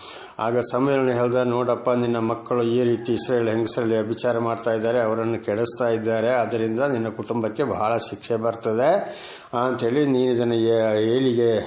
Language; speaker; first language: Kannada; native; Kannada